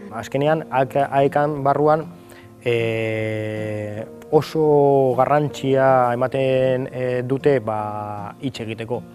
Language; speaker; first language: Basque; non-native, local second language; Spanish